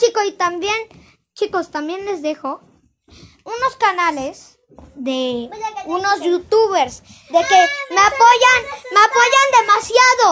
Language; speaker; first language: Spanish; native; Spanish